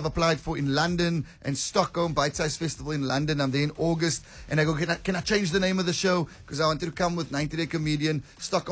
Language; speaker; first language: English; native; English